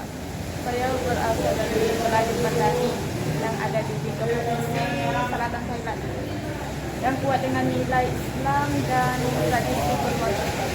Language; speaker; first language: Indonesian; non-native, local second language; Malay